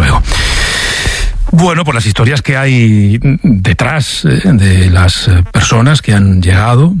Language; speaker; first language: Spanish; native; Spanish